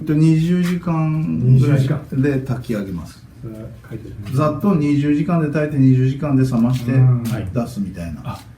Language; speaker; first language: Japanese; native; Japanese